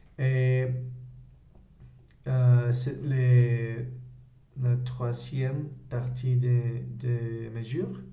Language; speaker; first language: French; non-native, learner; Spanish